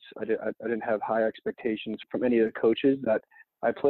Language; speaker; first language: English; native; English